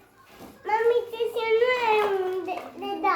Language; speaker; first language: Italian; early bilingual, other home language; Albanian